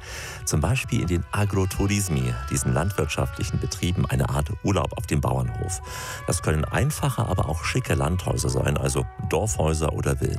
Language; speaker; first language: German; native; German